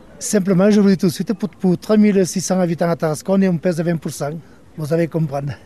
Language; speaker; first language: French; non-native, fluent; Portuguese